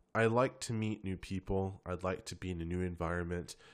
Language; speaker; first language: English; native; English